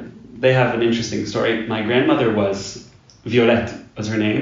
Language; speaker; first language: English; native; English